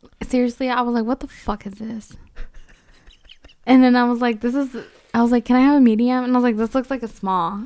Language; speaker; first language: English; early bilingual, other home language; Spanish